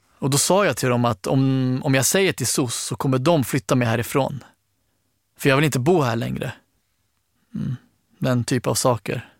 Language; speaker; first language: Swedish; early bilingual, other home language; Arabic